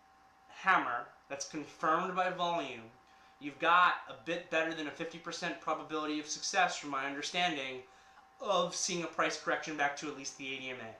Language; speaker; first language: English; native; English